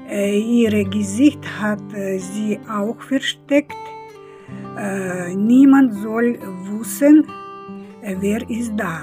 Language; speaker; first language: German; early bilingual, heritage; German